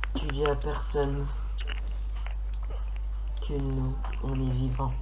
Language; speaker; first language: French; native; French